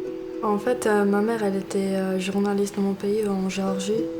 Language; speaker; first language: French; early bilingual, other home language; Georgian